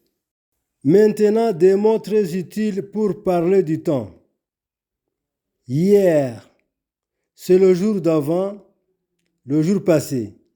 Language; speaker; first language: French; non-native, local second language; Kinyarwanda